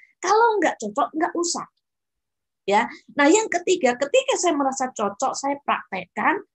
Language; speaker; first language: Indonesian; native; Indonesian